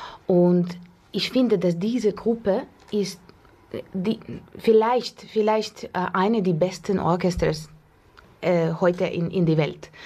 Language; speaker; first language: German; non-native, learner; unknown